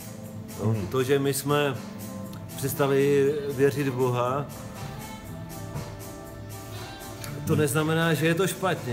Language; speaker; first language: Czech; non-native, local second language; Polish